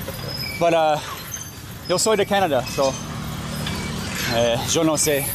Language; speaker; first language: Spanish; non-native, learner; English